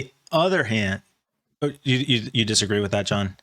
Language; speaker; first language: English; native; English